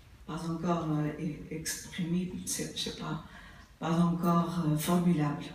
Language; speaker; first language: French; non-native, fluent; Portuguese